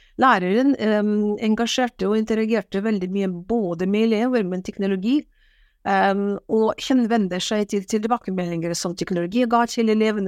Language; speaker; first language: Norwegian; non-native, fluent; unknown